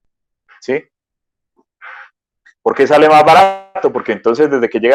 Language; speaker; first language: Spanish; native; Spanish